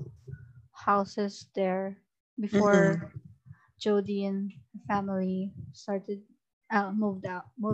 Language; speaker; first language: English; non-native, local second language; Filipino